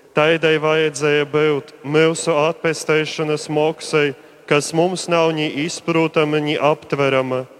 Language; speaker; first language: Latvian; native; Latvian